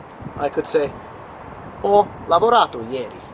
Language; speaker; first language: Italian; non-native, fluent; English